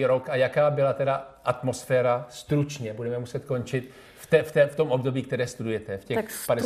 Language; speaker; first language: Czech; native; Czech